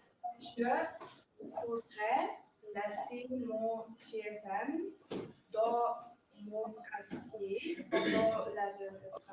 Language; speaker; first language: French; non-native, learner; Dutch